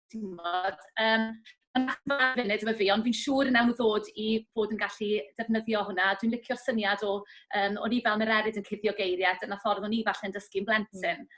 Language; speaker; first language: Welsh; native; Welsh